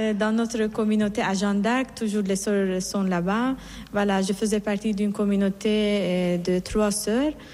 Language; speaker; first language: French; non-native, fluent; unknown